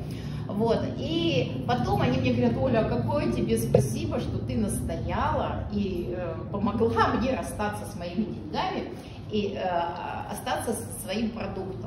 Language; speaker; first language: Russian; native; Russian